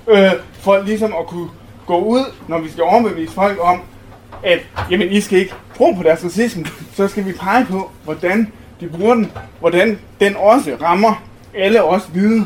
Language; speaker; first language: Danish; native; Danish